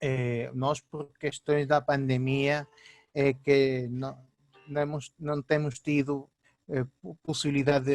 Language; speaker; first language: Portuguese; early bilingual, heritage; Portuguese